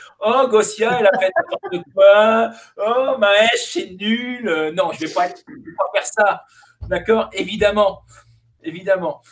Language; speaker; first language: French; native; French